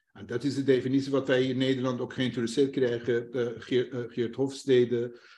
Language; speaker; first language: Dutch; non-native, fluent; Persian